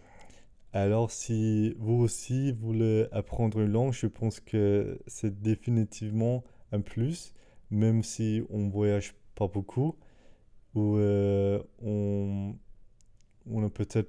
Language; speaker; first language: French; non-native, fluent; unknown